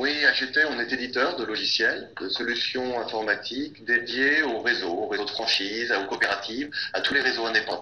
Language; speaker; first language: French; native; French